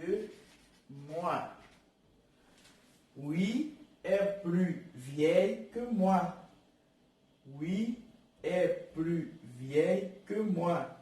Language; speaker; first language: French; non-native, learner; Portuguese